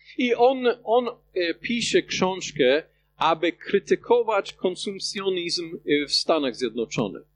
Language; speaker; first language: Polish; non-native, fluent; English